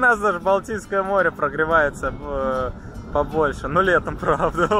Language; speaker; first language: Russian; native; Russian